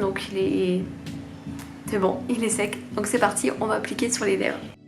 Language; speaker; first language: French; native; French